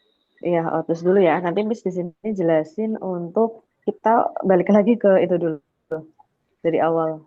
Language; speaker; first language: Indonesian; native; Indonesian